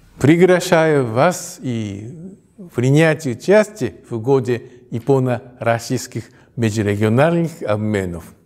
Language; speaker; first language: Russian; non-native, fluent; Japanese